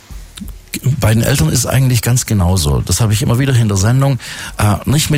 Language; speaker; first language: German; native; German